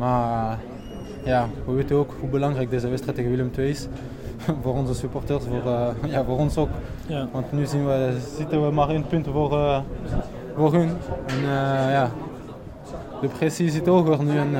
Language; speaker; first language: Dutch; non-native, fluent; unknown